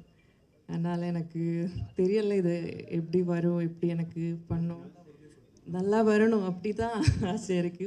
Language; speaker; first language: Tamil; non-native, learner; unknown